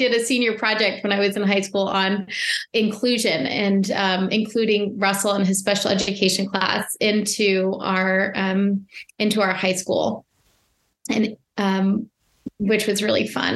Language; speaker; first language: English; native; English